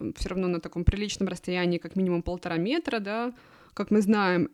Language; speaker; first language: Russian; native; Russian